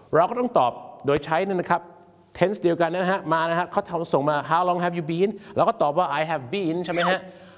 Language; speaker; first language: Thai; native; Thai